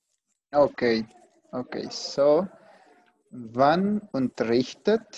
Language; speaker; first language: German; non-native, learner; Spanish